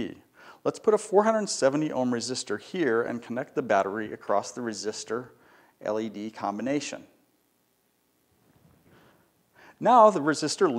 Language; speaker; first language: English; native; English